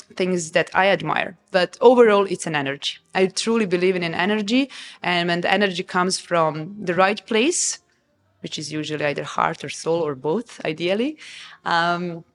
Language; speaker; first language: English; non-native, fluent; Serbian